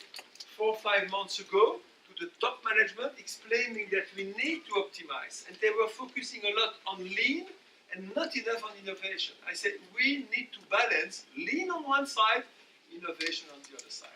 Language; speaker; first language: English; non-native, fluent; French